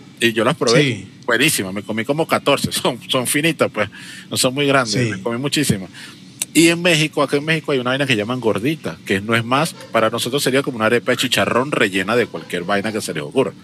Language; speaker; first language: Spanish; native; Spanish